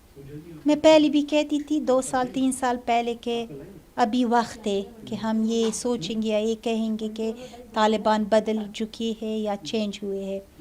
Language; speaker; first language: Hindi; non-native, learner; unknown